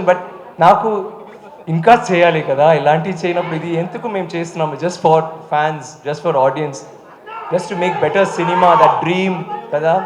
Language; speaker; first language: Telugu; non-native, local second language; Tamil